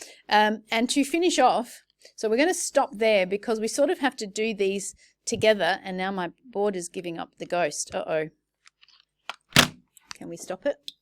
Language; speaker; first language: English; native; English